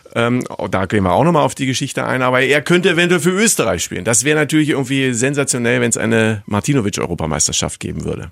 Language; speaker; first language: German; native; German